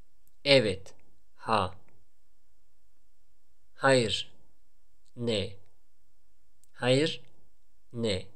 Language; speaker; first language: Turkish; non-native, fluent; Tajik